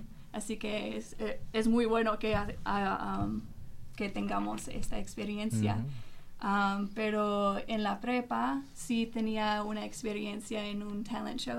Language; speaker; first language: Spanish; non-native, fluent; English